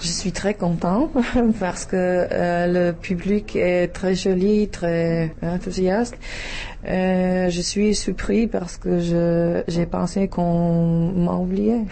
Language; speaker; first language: French; non-native, learner; Czech